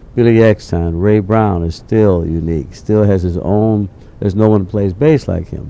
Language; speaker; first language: English; native; English